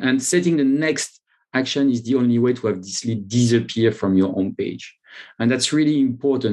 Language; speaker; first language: English; non-native, fluent; French